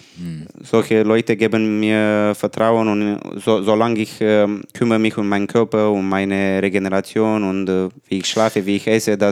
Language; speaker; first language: German; non-native, learner; Romanian